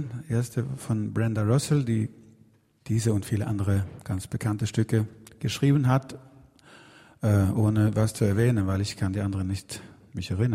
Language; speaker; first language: German; non-native, fluent; Swedish